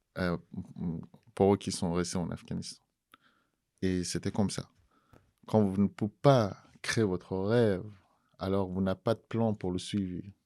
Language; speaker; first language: French; non-native, fluent; Persian